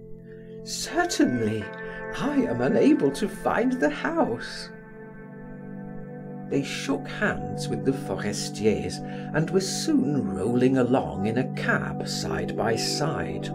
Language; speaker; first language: English; native; English